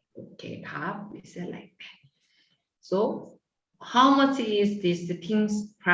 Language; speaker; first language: English; non-native, fluent; Korean